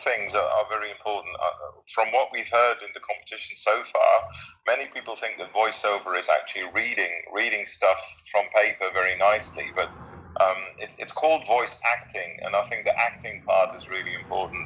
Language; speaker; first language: English; non-native, fluent; Dutch